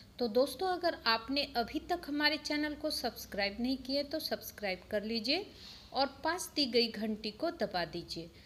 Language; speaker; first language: Hindi; native; Hindi